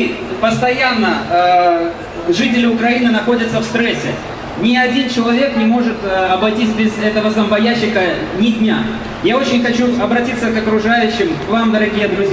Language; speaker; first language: Russian; native; Russian